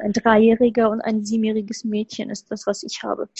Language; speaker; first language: German; native; German